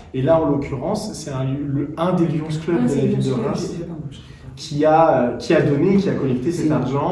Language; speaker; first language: French; native; French